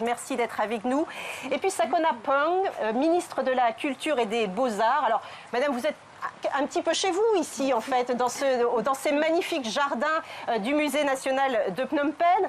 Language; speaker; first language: French; native; French